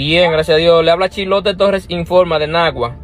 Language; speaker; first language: Spanish; native; Spanish